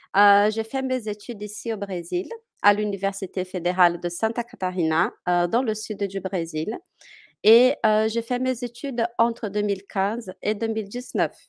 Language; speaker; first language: French; non-native, fluent; Portuguese